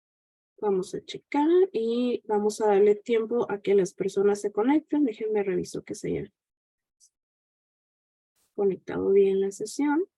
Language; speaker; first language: Spanish; native; Spanish